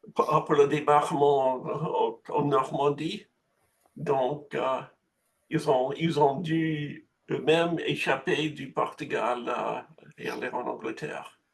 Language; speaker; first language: French; non-native, fluent; English